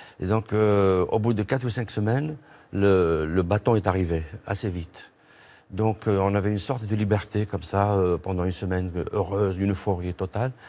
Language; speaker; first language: French; non-native, local second language; Kabyle